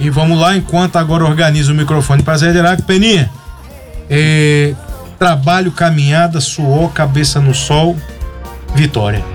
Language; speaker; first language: Portuguese; native; Portuguese